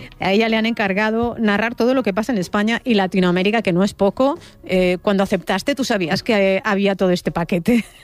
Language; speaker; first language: Spanish; native; Spanish